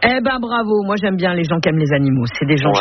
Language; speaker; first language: French; native; French